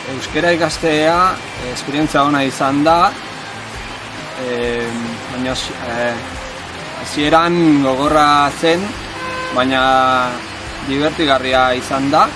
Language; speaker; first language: Basque; non-native, learner; Catalan